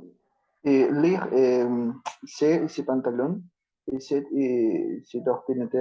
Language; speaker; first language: French; non-native, learner; Spanish